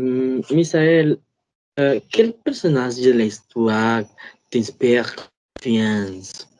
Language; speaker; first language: French; non-native, learner; Spanish